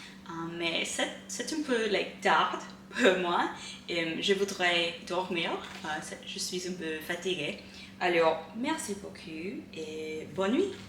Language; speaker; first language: French; non-native, learner; English